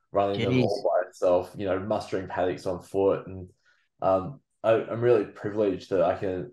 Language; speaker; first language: English; native; English